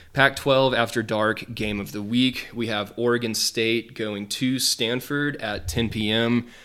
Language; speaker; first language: English; native; English